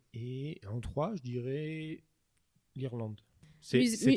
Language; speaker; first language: French; native; French